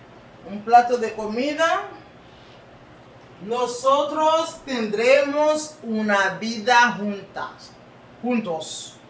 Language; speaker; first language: Spanish; non-native, learner; Haitian Creole